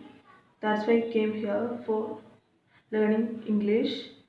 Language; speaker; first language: English; non-native, learner; Malayalam